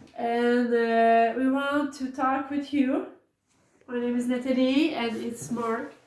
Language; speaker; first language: English; non-native, learner; French